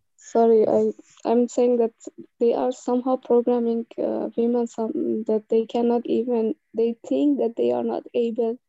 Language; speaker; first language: English; non-native, learner; Persian